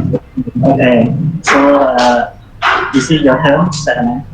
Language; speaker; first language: English; non-native, learner; Khmer